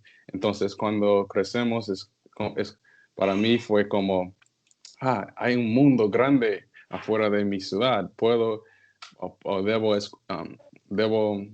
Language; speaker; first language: Spanish; non-native, learner; English